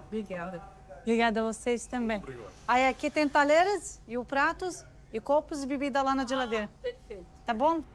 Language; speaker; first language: Portuguese; non-native, learner; Arabic